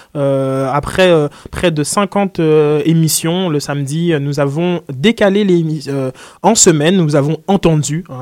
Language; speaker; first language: French; native; French